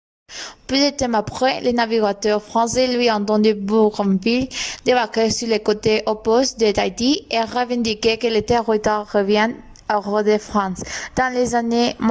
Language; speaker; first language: French; non-native, learner; Spanish